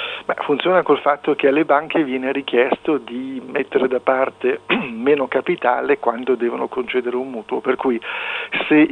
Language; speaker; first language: Italian; native; Italian